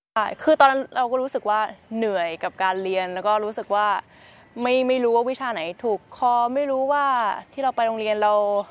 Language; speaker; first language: Thai; native; Thai